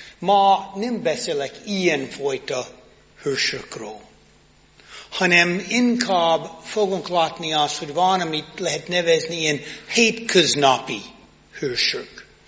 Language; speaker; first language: Hungarian; non-native, learner; English